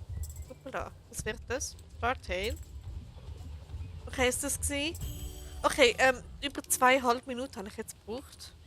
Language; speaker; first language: German; native; German